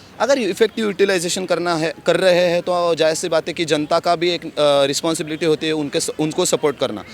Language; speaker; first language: Hindi; non-native, local second language; Marathi